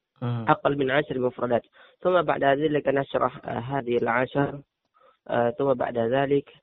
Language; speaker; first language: Arabic; non-native, learner; Indonesian